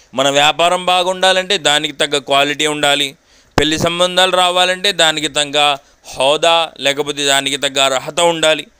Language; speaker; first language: Telugu; non-native, local second language; Urdu